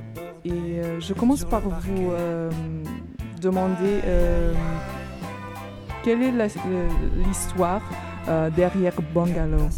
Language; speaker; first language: French; non-native, fluent; Portuguese